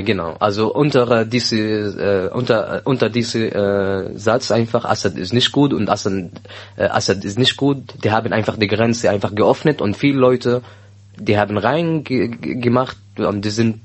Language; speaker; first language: German; non-native, learner; Arabic